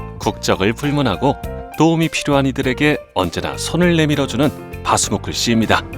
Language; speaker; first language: Korean; native; Korean